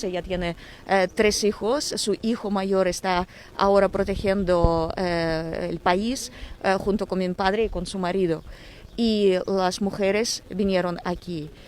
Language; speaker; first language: Spanish; non-native, fluent; Ukrainian